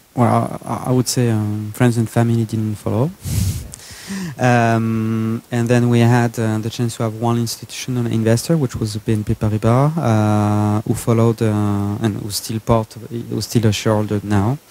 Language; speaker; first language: English; non-native, fluent; French